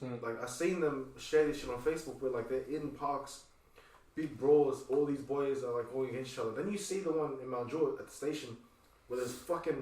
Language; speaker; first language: English; native; English